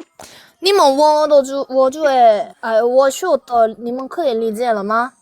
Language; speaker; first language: Chinese; non-native, learner; Korean